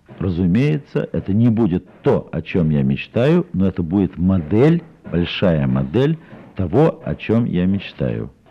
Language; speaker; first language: Russian; native; Russian